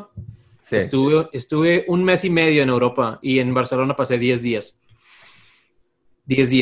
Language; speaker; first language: Spanish; native; Spanish